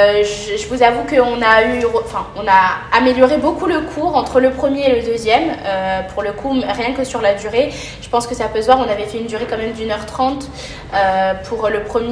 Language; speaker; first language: French; native; French